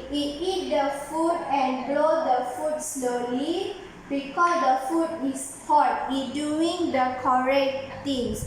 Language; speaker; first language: English; non-native, learner; Malay